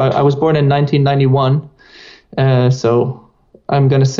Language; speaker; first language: English; non-native, fluent; Dutch